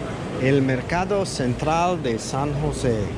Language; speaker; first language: Spanish; non-native, learner; English